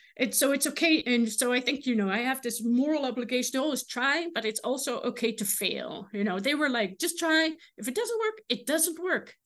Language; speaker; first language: English; non-native, fluent; Dutch